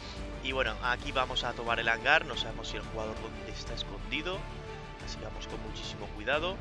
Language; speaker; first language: Spanish; native; Spanish